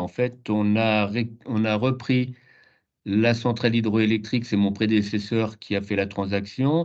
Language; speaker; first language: French; native; French